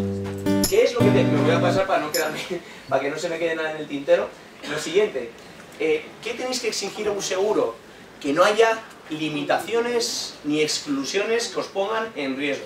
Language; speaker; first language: Spanish; native; Spanish